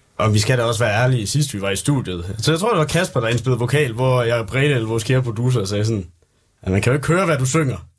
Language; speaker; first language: Danish; native; Danish